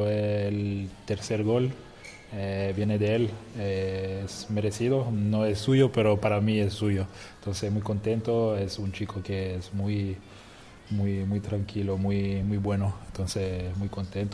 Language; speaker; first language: Spanish; non-native, fluent; French